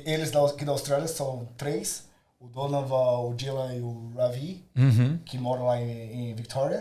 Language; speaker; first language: Portuguese; native; Portuguese